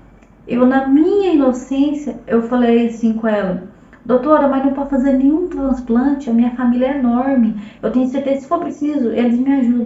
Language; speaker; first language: Portuguese; native; Portuguese